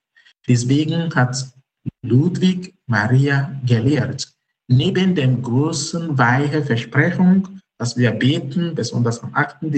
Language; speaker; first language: German; non-native, fluent; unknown